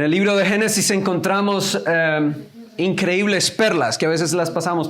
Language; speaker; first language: Spanish; native; Spanish